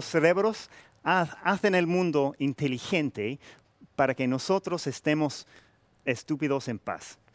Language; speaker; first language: Spanish; non-native, fluent; English